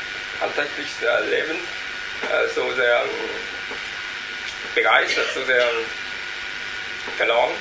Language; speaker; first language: German; non-native, learner; Vietnamese